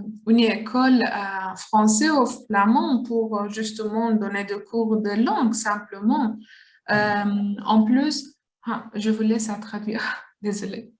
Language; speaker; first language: French; non-native, learner; Kurdish